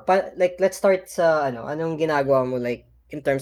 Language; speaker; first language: English; non-native, local second language; Filipino